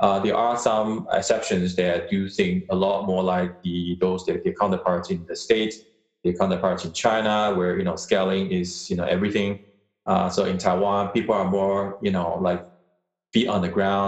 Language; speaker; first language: English; non-native, local second language; Chinese